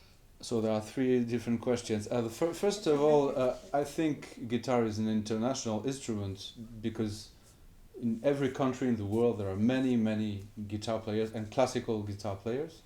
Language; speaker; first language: English; non-native, fluent; French